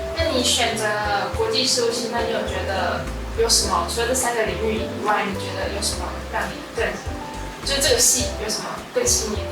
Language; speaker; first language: Chinese; native; Chinese